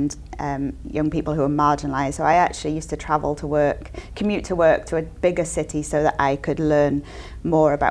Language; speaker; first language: English; native; English